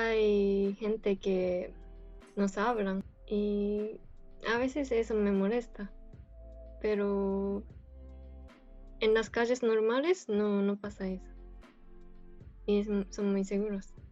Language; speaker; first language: Spanish; non-native, fluent; Japanese